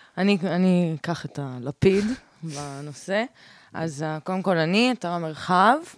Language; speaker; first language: Hebrew; early bilingual, heritage; Hebrew